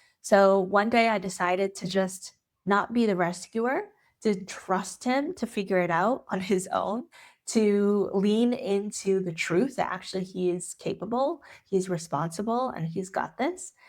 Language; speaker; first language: English; native; English